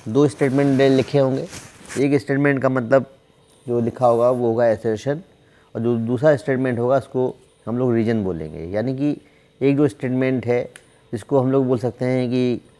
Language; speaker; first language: Hindi; native; Hindi